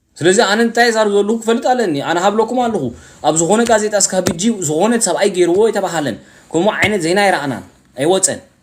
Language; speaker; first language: Tigrinya; early bilingual, heritage; Tigrinya